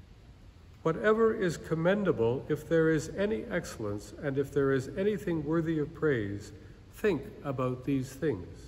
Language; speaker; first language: English; native; English